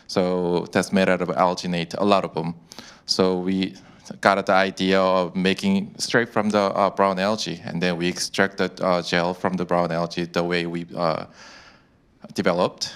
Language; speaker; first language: English; non-native, fluent; Korean